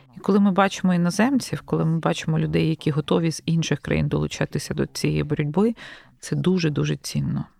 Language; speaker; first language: Ukrainian; native; Ukrainian